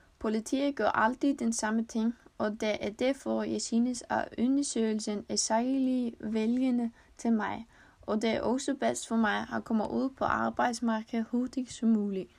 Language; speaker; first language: Danish; non-native, learner; Icelandic